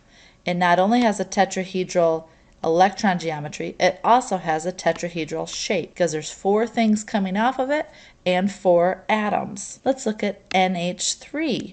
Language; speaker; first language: English; native; English